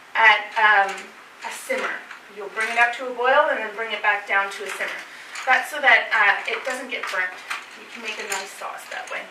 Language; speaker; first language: English; native; English